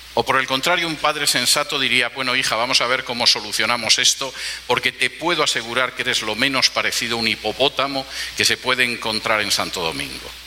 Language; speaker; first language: Spanish; native; Spanish